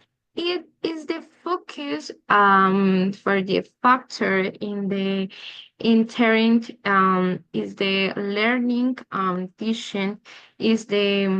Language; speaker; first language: English; non-native, learner; Spanish